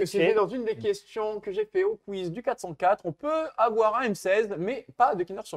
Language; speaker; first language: French; native; French